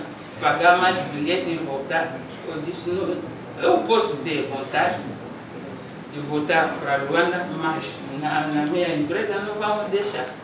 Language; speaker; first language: Portuguese; non-native, local second language; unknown